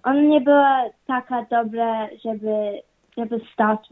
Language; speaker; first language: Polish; early bilingual, heritage; English